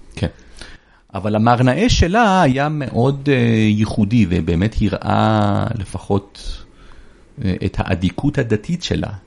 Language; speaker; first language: Hebrew; early bilingual, other home language; Persian